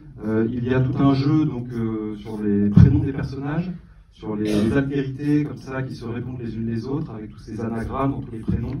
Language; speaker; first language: French; native; French